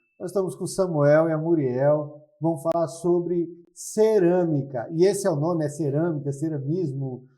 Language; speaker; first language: Portuguese; native; Portuguese